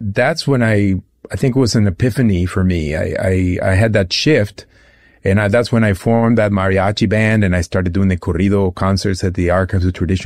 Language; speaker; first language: English; non-native, fluent; Spanish